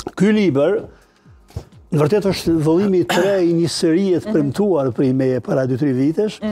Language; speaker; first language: Albanian; native; Albanian